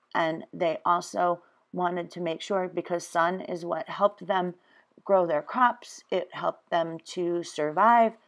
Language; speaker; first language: English; native; English